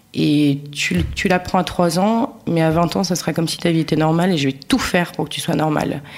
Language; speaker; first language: French; native; French